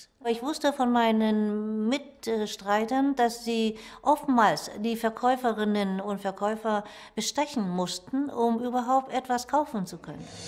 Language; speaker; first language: German; non-native, fluent; Vietnamese